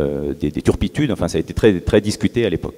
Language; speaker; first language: French; native; French